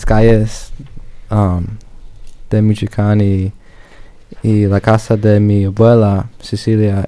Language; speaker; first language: Spanish; early bilingual, other home language; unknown